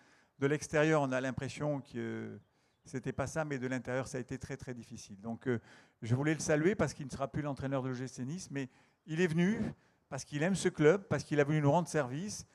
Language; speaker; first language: French; native; French